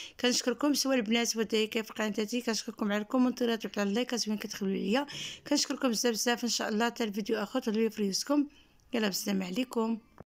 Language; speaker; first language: Arabic; native; Arabic